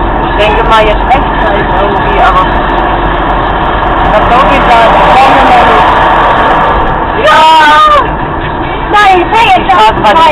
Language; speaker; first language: German; native; German